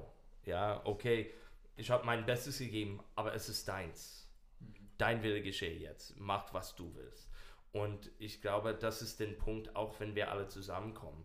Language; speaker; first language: German; non-native, learner; English